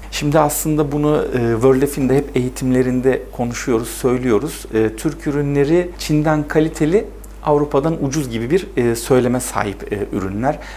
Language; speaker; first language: Turkish; native; Turkish